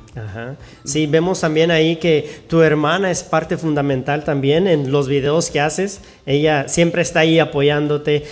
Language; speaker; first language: Spanish; native; Spanish